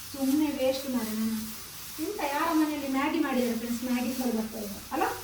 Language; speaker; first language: Kannada; non-native, local second language; Tulu